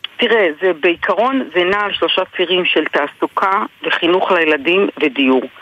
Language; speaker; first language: Hebrew; native; Hebrew